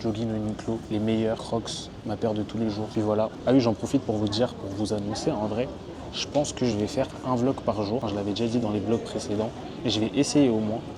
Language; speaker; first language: French; native; French